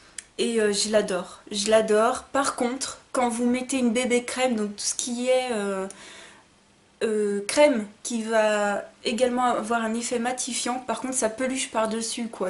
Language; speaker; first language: French; native; French